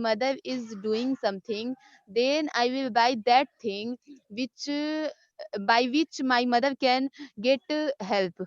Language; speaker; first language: English; non-native, learner; Hindi